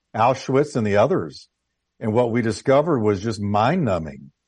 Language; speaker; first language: English; native; English